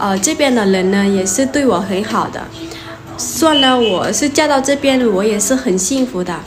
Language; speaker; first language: Chinese; non-native, fluent; Lao